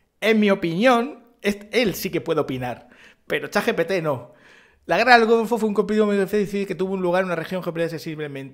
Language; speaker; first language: Spanish; native; Spanish